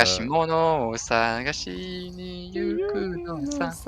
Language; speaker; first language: Japanese; non-native, fluent; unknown